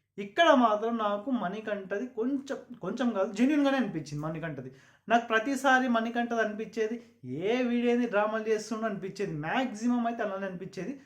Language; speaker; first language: Telugu; non-native, local second language; Urdu